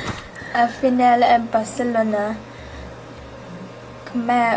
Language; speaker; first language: Spanish; non-native, learner; English